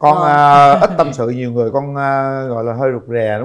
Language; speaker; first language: Vietnamese; native; Vietnamese